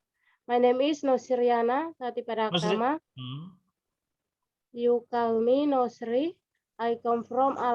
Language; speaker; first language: English; non-native, learner; Indonesian